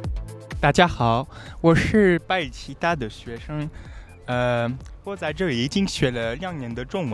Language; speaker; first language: Chinese; non-native, learner; French